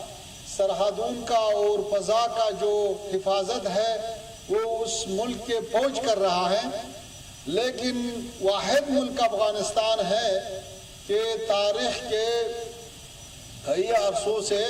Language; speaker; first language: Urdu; non-native, fluent; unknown